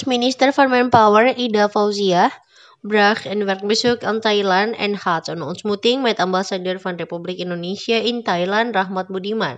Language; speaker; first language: Dutch; non-native, fluent; Indonesian